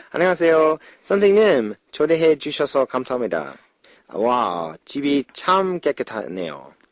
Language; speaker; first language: Korean; non-native, learner; English